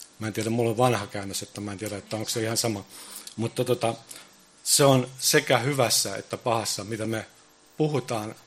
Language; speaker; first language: Finnish; early bilingual, heritage; Finnish